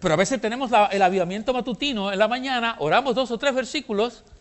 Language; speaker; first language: Spanish; native; Spanish